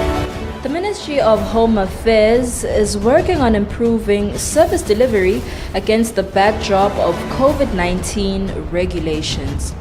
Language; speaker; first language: English; non-native, local second language; Swati